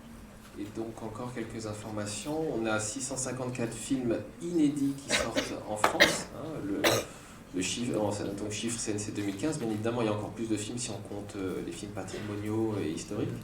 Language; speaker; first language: French; native; French